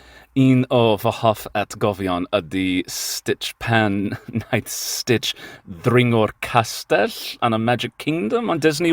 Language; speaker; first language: Welsh; non-native, learner; English